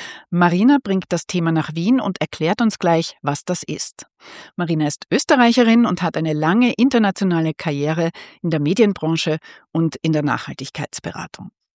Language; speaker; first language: German; native; German